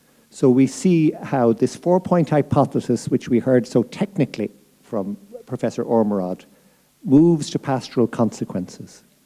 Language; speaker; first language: English; native; English